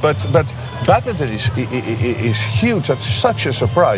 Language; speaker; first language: English; non-native, fluent; Dutch